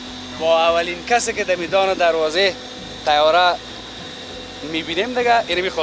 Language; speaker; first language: Persian; native; Persian